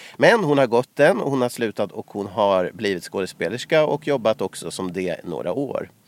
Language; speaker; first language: Swedish; native; Swedish